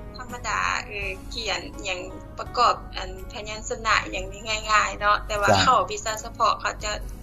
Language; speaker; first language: Lao; native; Lao